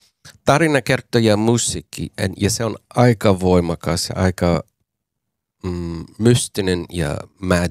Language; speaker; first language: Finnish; non-native, fluent; English